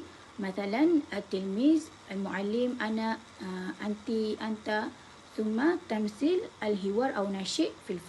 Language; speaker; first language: Arabic; non-native, learner; Malay